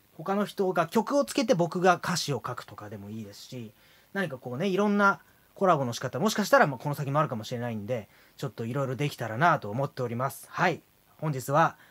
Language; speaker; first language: Japanese; native; Japanese